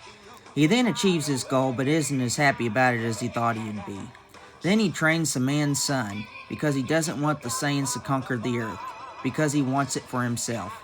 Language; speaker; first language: English; native; English